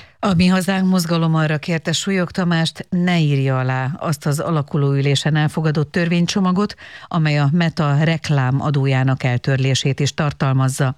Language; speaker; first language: Hungarian; native; Hungarian